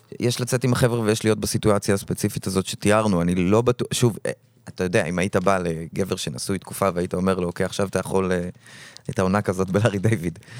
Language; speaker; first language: Hebrew; native; Hebrew